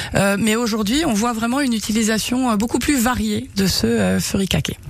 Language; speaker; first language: French; early bilingual, heritage; Japanese